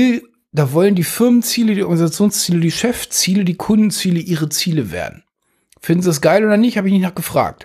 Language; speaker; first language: German; native; German